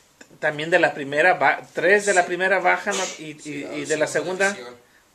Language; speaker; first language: Spanish; non-native, fluent; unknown